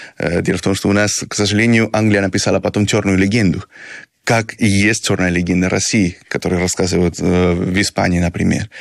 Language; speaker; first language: Russian; non-native, fluent; Spanish